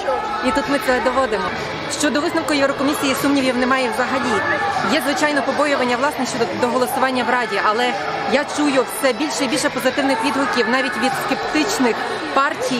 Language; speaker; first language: Ukrainian; native; Ukrainian